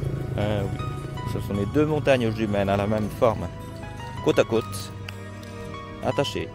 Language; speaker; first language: French; non-native, fluent; Vietnamese